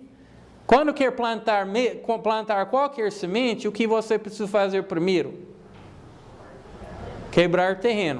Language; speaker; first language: Portuguese; non-native, fluent; English